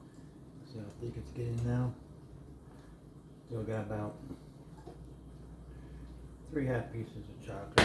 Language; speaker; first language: English; native; English